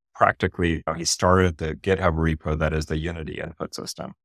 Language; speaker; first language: English; non-native, local second language; Urdu